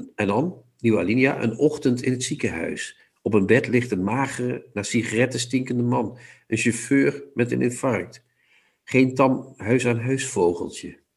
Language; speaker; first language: Dutch; native; Dutch